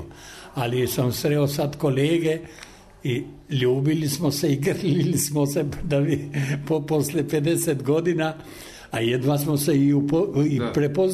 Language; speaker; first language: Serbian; non-native, local second language; Albanian